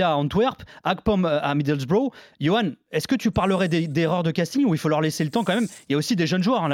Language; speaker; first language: French; native; French